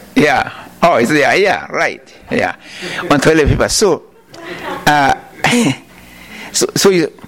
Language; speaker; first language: English; non-native, local second language; Kikuyu